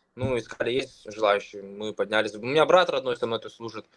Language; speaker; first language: Russian; native; Russian